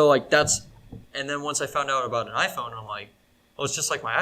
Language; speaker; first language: English; native; English